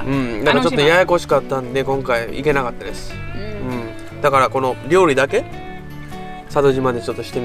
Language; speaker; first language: Japanese; native; Japanese